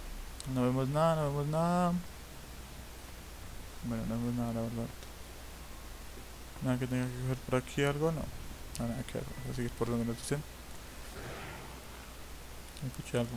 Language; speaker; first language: Spanish; native; Spanish